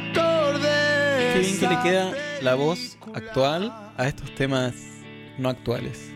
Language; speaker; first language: Spanish; native; Spanish